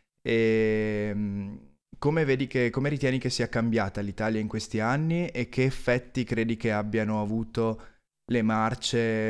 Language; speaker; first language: Italian; native; Italian